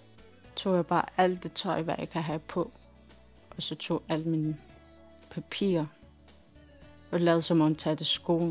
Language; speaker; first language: Danish; non-native, local second language; Kalaallisut